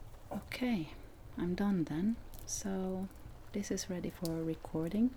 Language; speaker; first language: English; non-native, fluent; Norwegian